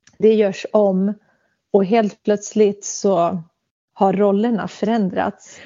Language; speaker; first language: Swedish; early bilingual, other home language; Central Kurdish